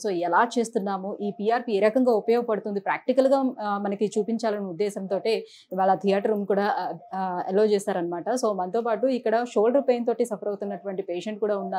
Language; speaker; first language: Telugu; native; Telugu